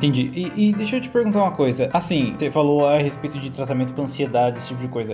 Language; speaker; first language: Portuguese; native; Portuguese